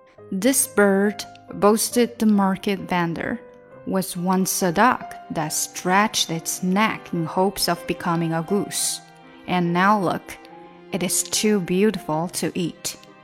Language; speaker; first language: English; non-native, fluent; Chinese